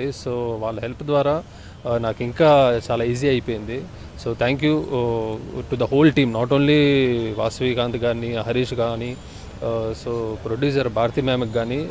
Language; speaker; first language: Telugu; native; Telugu